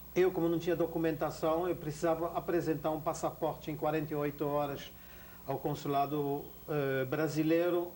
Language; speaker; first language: Portuguese; non-native, fluent; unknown